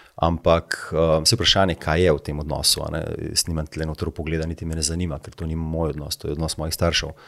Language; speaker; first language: Slovenian; native; Slovenian